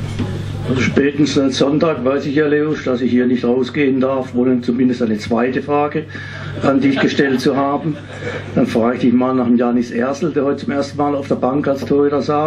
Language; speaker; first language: German; native; German